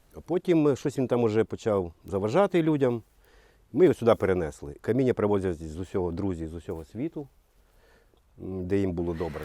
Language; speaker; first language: Ukrainian; non-native, local second language; Russian